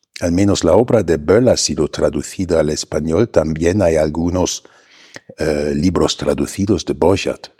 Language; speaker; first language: Spanish; non-native, fluent; German